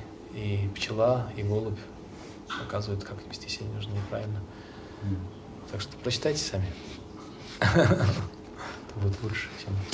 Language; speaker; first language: Russian; native; Russian